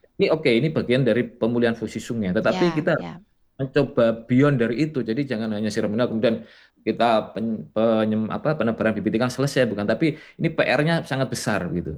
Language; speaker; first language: Indonesian; native; Indonesian